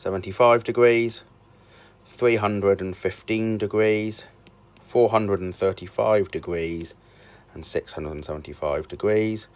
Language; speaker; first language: English; native; English